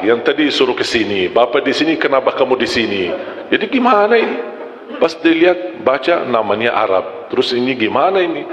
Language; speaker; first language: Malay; non-native, fluent; Arabic